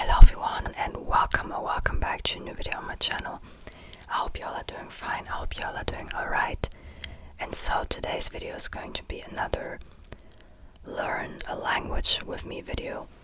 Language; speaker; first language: English; non-native, fluent; German